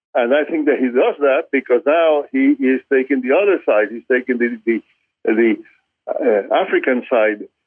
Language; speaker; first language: English; non-native, fluent; Spanish